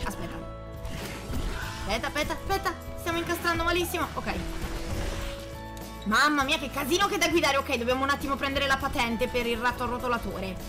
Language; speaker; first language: Italian; native; Italian